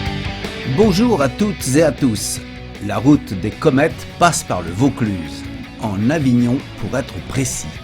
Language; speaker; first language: French; native; French